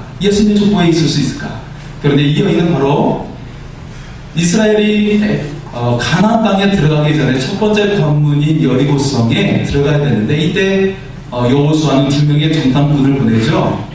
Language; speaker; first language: Korean; native; Korean